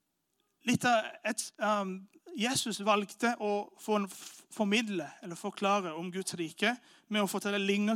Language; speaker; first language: Norwegian; non-native, fluent; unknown